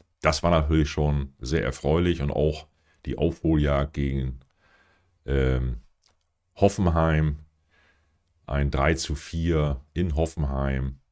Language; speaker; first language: German; native; German